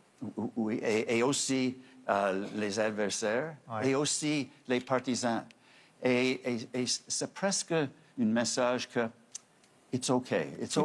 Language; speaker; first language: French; non-native, fluent; English